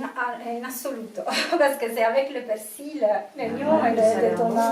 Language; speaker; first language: French; non-native, learner; Italian